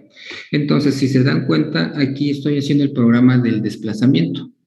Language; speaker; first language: Spanish; native; Spanish